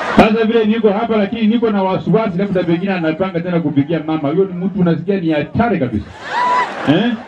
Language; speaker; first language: Swahili; non-native, local second language; Luyia